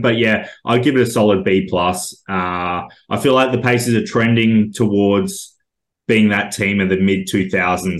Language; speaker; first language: English; native; English